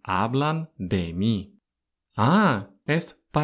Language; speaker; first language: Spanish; non-native, fluent; Russian